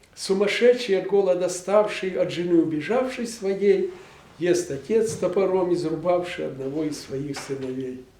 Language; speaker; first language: Russian; non-native, local second language; Ukrainian